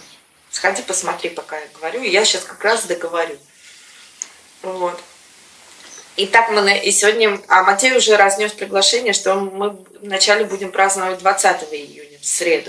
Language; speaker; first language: Russian; native; Russian